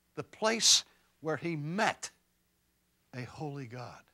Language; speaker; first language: English; native; English